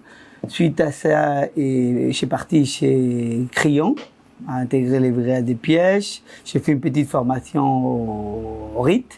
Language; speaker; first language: French; non-native, fluent; Spanish